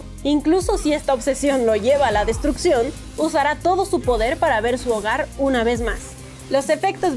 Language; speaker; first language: Spanish; native; Spanish